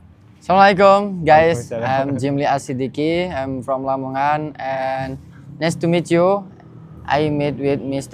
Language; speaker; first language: English; non-native, learner; Indonesian